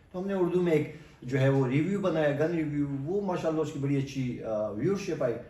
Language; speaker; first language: Urdu; non-native, local second language; Pashto